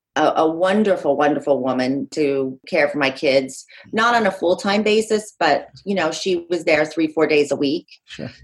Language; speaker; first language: English; native; English